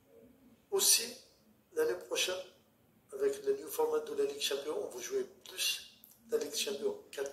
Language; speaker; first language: French; non-native, learner; Arabic